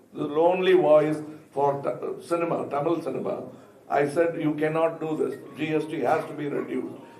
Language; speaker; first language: English; non-native, local second language; Tamil